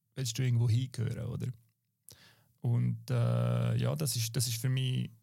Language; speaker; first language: German; native; German